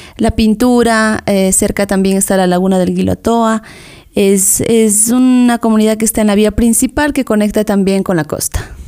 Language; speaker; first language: Spanish; native; Spanish